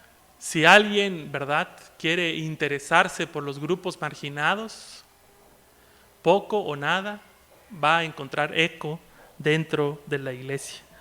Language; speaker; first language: Spanish; native; Spanish